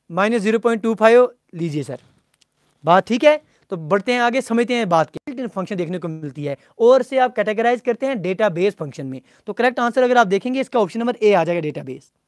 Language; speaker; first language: Hindi; non-native, local second language; Punjabi